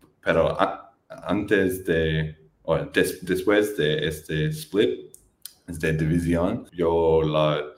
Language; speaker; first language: Spanish; non-native, learner; English